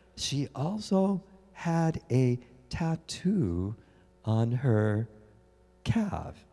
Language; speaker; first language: English; native; English